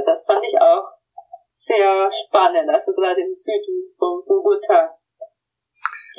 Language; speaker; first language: German; native; German